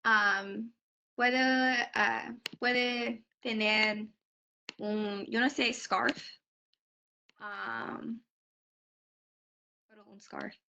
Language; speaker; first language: Spanish; non-native, learner; English